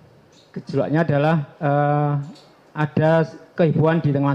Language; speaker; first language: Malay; non-native, local second language; Javanese